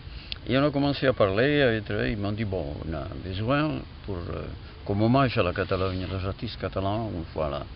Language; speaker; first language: French; non-native, fluent; Catalan